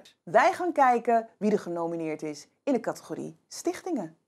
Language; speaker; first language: Dutch; native; Dutch